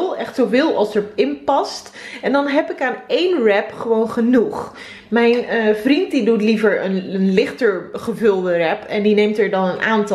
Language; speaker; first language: Dutch; native; Dutch